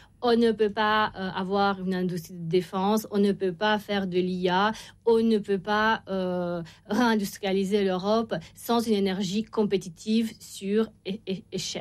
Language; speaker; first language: French; non-native, fluent; Romanian